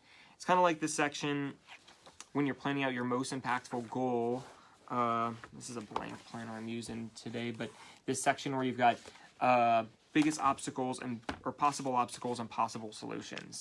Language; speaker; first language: English; native; English